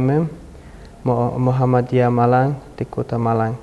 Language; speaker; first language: Indonesian; non-native, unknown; Pashto